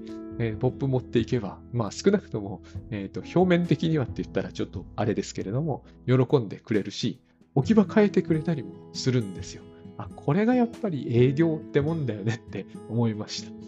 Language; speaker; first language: Japanese; native; Japanese